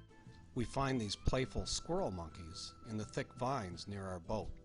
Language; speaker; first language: English; native; English